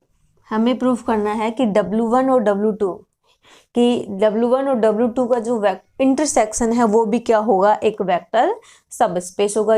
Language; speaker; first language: Hindi; native; Hindi